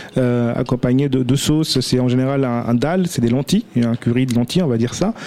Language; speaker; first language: French; early bilingual, other home language; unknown